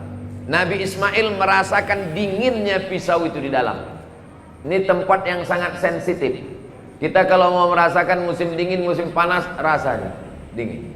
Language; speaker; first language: Malay; native; Malay